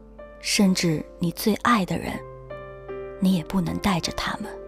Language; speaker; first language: Chinese; native; Chinese